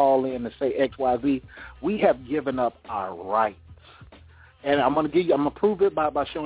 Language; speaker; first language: English; native; English